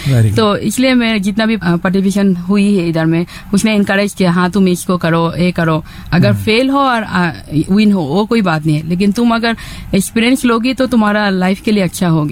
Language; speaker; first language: Hindi; non-native, fluent; Bangla